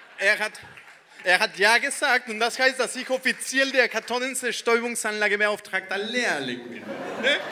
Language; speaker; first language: German; non-native, fluent; Spanish